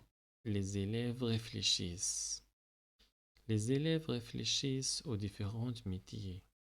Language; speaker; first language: French; non-native, local second language; Arabic